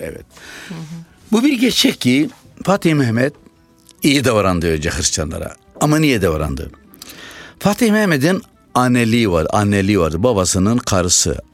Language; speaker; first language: Turkish; non-native, fluent; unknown